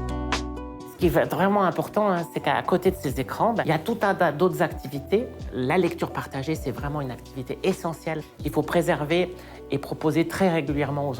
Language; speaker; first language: French; native; French